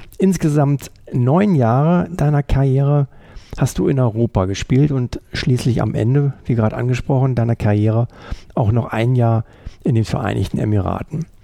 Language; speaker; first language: German; native; German